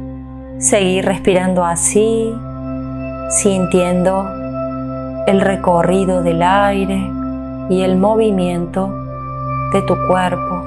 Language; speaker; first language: Spanish; native; Spanish